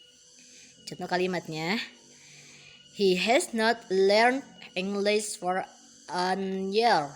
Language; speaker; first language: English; non-native, learner; Indonesian